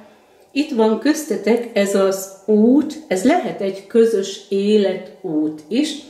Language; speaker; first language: Hungarian; native; Hungarian